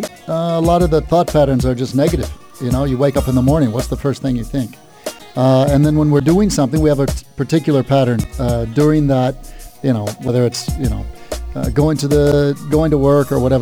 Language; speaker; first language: English; native; English